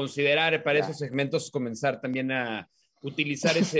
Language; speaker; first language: Spanish; native; Spanish